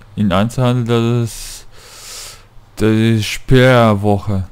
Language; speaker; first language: German; non-native, fluent; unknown